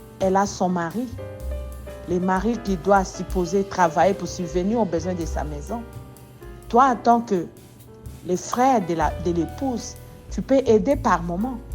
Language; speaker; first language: French; non-native, local second language; Lingala